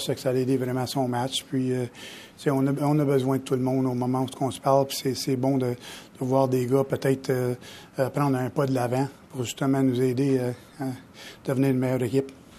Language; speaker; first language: French; native; French